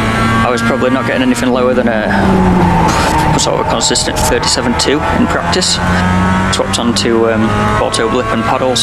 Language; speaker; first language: English; native; English